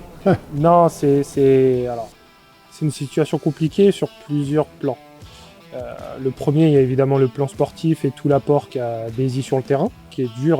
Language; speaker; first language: French; native; French